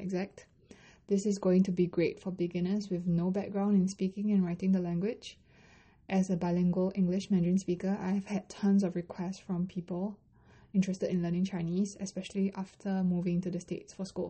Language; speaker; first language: English; non-native, local second language; Chinese